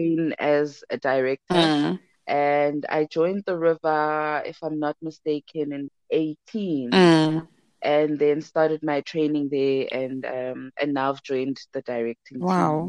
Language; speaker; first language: English; non-native, local second language; Zulu